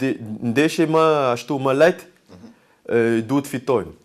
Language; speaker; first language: Albanian; non-native, learner; French